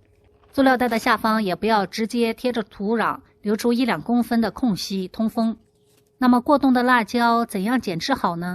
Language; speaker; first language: Chinese; native; Chinese